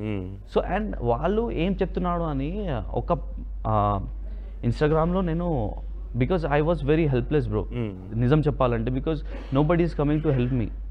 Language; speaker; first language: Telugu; non-native, local second language; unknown